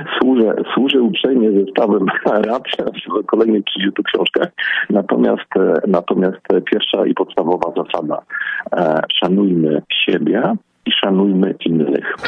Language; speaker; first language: Polish; native; Polish